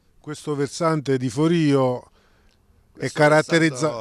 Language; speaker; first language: Italian; native; Italian